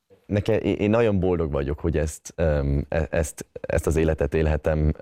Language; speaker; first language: Hungarian; early bilingual, other home language; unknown